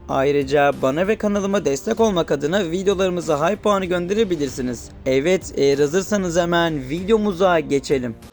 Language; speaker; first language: Turkish; native; Turkish